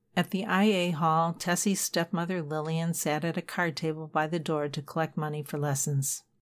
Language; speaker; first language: English; native; English